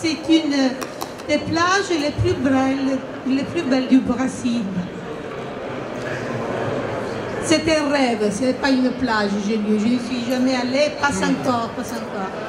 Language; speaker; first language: French; non-native, fluent; Italian